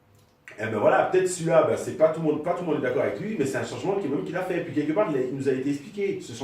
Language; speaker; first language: French; native; French